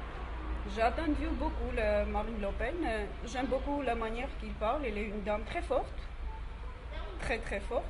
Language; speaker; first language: French; non-native, learner; Armenian